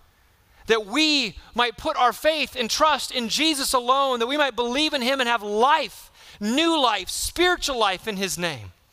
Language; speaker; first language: English; native; English